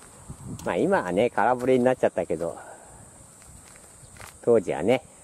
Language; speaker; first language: Japanese; native; Japanese